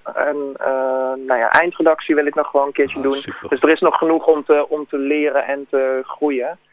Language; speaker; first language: Dutch; native; Dutch